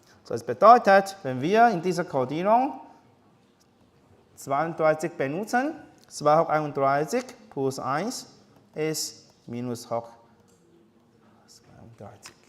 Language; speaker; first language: German; non-native, learner; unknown